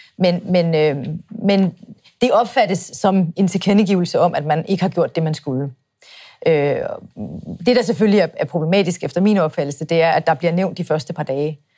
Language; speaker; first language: Danish; native; Danish